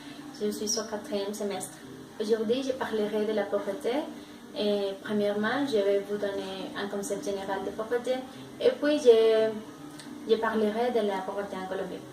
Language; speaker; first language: French; non-native, learner; Spanish